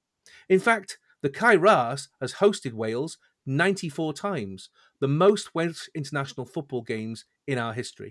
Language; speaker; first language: English; native; English